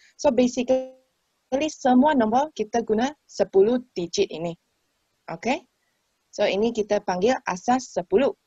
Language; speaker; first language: Malay; non-native, local second language; Chinese